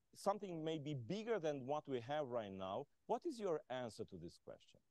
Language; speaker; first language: English; non-native, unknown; Romanian